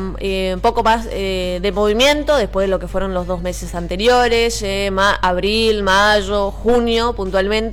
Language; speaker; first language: Spanish; native; Spanish